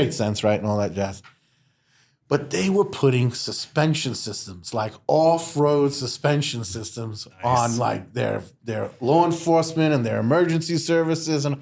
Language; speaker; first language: English; native; English